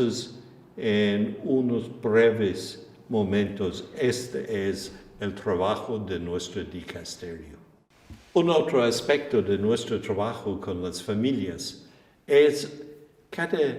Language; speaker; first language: Spanish; non-native, fluent; English